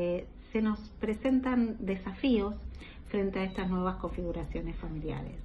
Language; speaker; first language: Spanish; native; Spanish